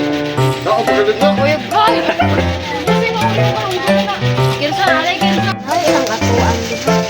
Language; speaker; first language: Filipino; non-native, local second language; Cebuano